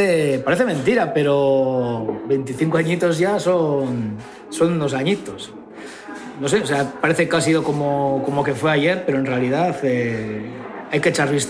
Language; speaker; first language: Spanish; native; Spanish